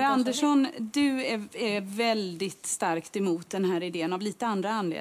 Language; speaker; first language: Swedish; native; Swedish